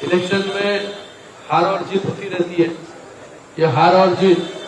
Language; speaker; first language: Hindi; non-native, local second language; Marathi